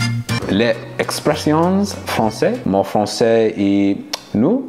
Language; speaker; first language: French; non-native, learner; English